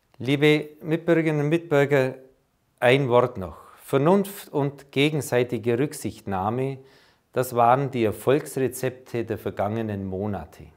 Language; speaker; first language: German; native; German